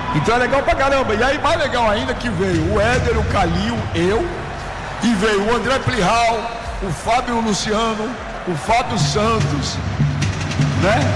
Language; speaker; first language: Portuguese; native; Portuguese